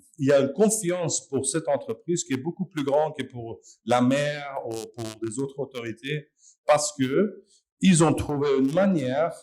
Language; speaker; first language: French; non-native, fluent; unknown